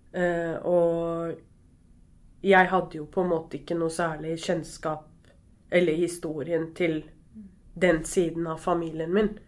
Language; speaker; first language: Norwegian; early bilingual, other home language; Arabic